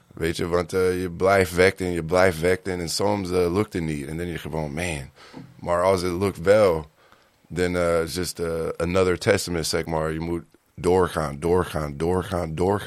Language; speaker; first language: Dutch; non-native, learner; English